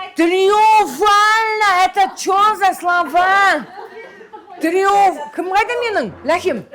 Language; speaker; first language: Russian; non-native, local second language; Kazakh